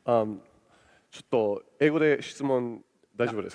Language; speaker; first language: Japanese; non-native, local second language; English